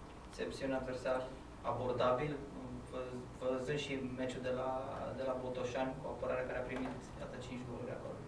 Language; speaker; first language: Romanian; native; Romanian